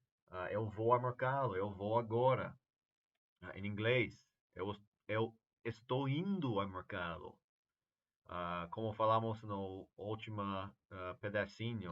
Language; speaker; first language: Portuguese; non-native, fluent; English